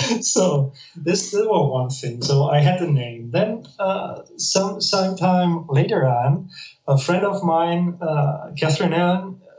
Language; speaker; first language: English; non-native, fluent; German